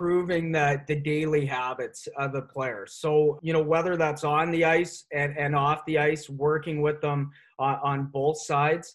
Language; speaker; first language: English; native; English